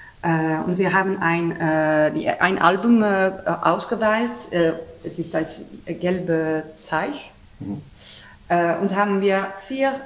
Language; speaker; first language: German; non-native, learner; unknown